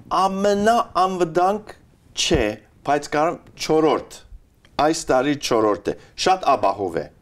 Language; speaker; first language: Armenian; early bilingual, heritage; Armenian